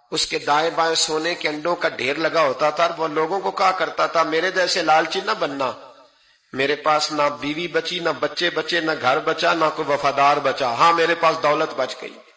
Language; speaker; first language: Urdu; non-native, local second language; Punjabi